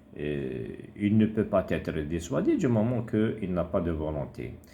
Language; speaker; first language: French; non-native, local second language; Arabic